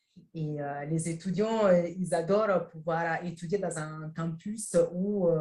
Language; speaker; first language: French; non-native, fluent; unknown